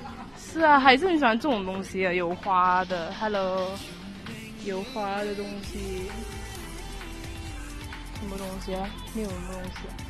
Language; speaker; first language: Chinese; non-native, learner; Korean